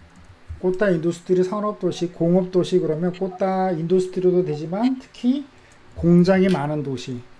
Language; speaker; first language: Korean; native; Korean